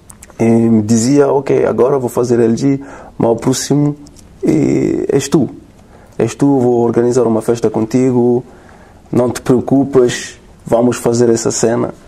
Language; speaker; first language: Portuguese; non-native, learner; French